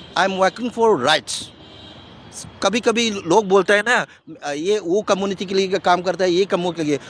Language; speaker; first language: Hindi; non-native, local second language; Manipuri